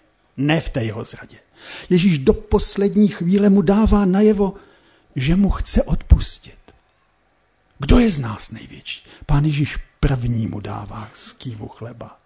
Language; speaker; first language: Czech; native; Czech